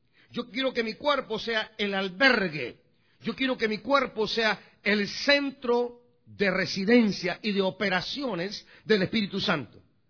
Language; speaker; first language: Spanish; native; Spanish